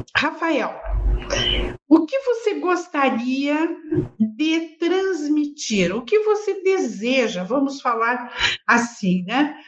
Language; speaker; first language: Portuguese; native; Portuguese